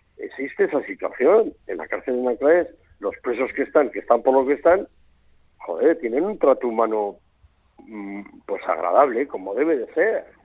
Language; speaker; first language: Spanish; native; Spanish